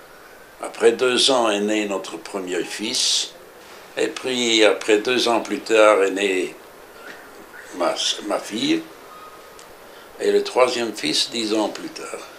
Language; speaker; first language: French; early bilingual, other home language; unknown